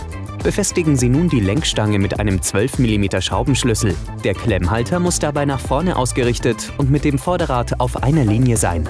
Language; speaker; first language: German; native; German